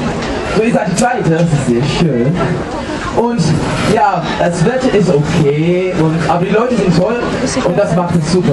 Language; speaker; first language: German; non-native, learner; Dutch